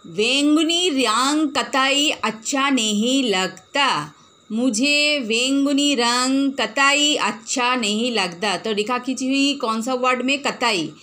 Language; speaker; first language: Hindi; non-native, local second language; Bangla